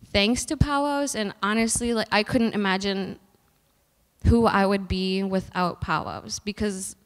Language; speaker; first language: English; native; English